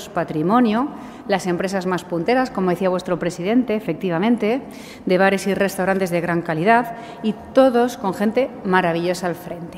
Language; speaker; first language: Spanish; native; Spanish